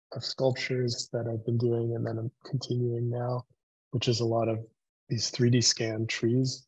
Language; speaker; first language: English; native; English